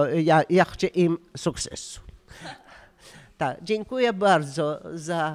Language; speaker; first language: Polish; non-native, learner; Russian